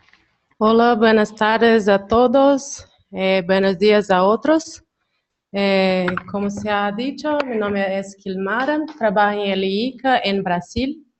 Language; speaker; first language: Spanish; non-native, learner; Portuguese